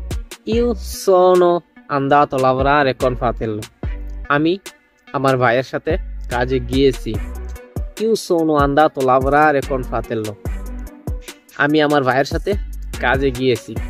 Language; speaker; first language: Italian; non-native, learner; Bangla